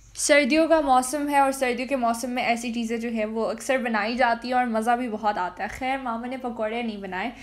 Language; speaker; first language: Urdu; native; Urdu